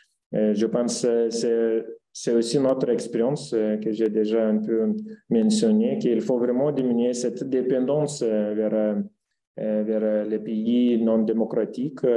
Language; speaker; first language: French; non-native, fluent; Lithuanian